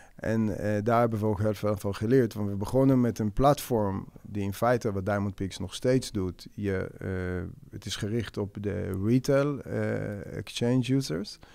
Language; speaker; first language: Dutch; non-native, fluent; Hebrew